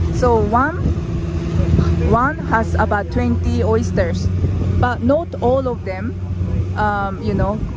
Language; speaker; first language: English; non-native, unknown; Japanese